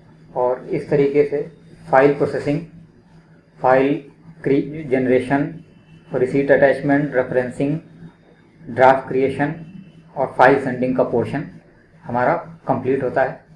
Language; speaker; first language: Hindi; native; Hindi